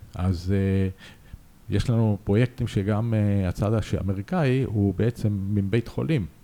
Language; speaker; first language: Hebrew; early bilingual, other home language; Spanish